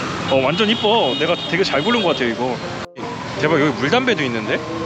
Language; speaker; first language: Korean; native; Korean